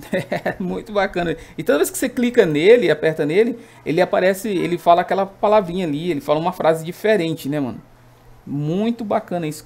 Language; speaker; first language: Portuguese; native; Portuguese